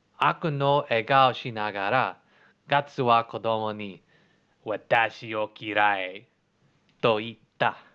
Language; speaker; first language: Japanese; non-native, learner; English